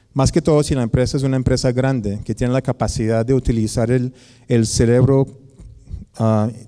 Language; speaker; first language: Spanish; early bilingual, heritage; Spanish